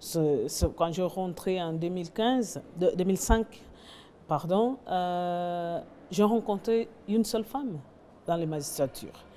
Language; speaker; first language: French; non-native, learner; Portuguese